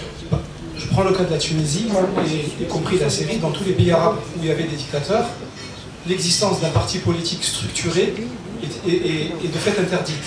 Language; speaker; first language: French; early bilingual, other home language; Arabic